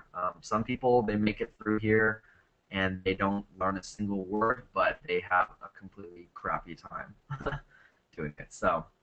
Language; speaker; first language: English; native; English